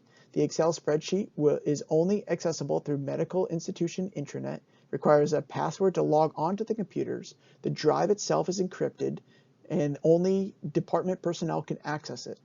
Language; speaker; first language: English; native; English